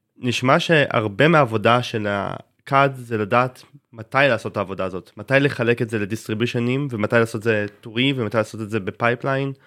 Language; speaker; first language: Hebrew; native; Hebrew